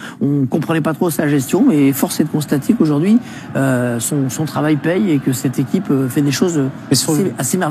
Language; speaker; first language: French; native; French